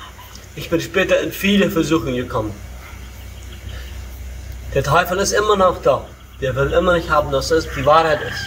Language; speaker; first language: German; early bilingual, heritage; Low German